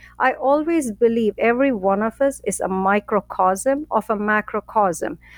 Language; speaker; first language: English; non-native, local second language; Tamil